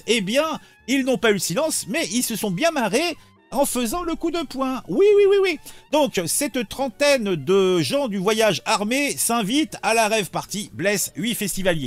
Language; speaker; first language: French; native; French